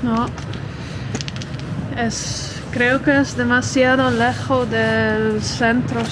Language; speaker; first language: Spanish; non-native, fluent; Dutch